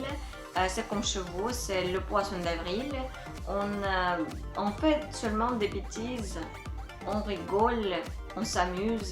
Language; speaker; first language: French; non-native, fluent; Russian